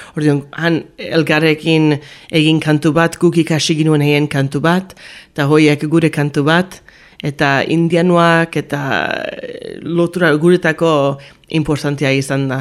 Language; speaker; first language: Basque; early bilingual, heritage; Basque